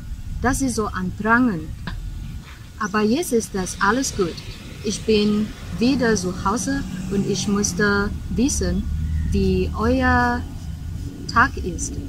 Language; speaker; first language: German; non-native, learner; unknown